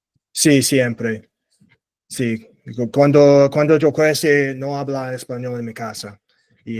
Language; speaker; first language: Spanish; non-native, learner; English